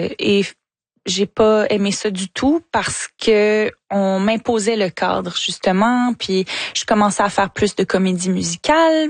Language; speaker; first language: French; native; French